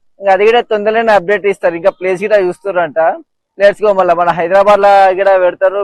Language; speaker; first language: Telugu; native; Telugu